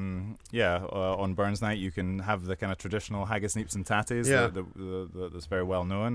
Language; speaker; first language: English; native; English